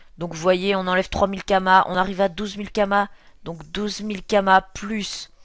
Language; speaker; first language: French; native; French